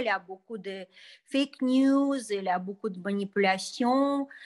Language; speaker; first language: French; non-native, fluent; Russian